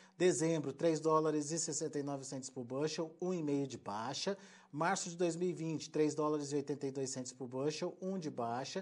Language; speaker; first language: Portuguese; native; Portuguese